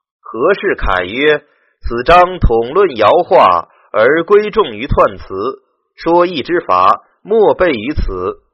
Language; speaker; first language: Chinese; native; Chinese